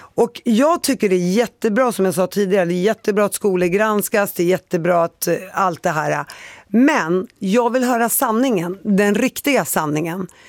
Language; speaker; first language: Swedish; early bilingual, other home language; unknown